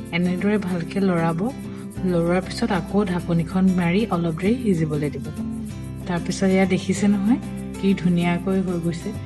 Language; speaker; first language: Assamese; native; Assamese